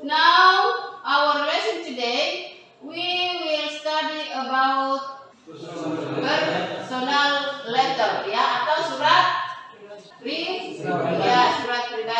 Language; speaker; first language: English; non-native, learner; Indonesian